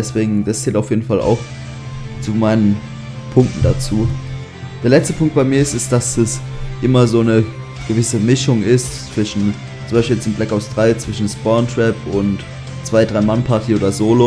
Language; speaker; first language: German; native; German